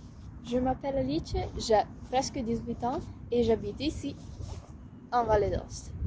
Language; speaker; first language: French; non-native, local second language; Italian